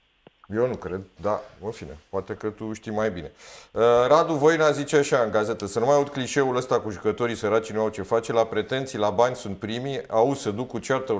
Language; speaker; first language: Romanian; native; Romanian